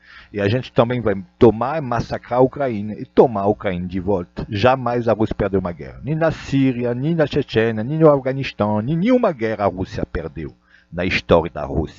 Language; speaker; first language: Portuguese; non-native, fluent; Russian